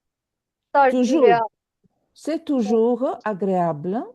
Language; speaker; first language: French; non-native, fluent; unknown